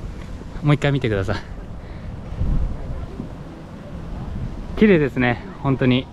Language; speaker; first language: Japanese; native; Japanese